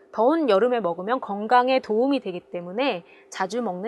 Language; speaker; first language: Korean; native; Korean